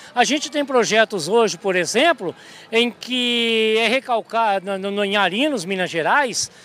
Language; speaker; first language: Portuguese; native; Portuguese